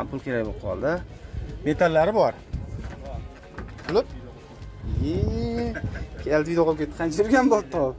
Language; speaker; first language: Turkish; non-native, learner; Uzbek